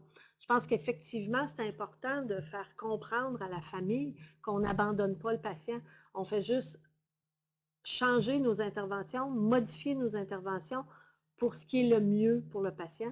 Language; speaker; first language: French; native; French